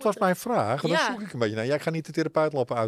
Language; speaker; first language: Dutch; native; Dutch